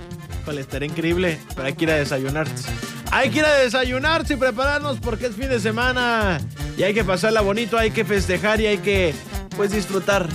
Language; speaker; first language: Spanish; native; Spanish